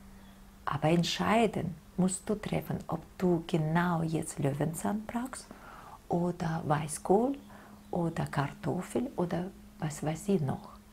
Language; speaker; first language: German; non-native, fluent; Russian